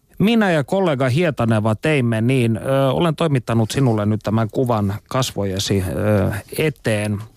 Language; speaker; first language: Finnish; native; Finnish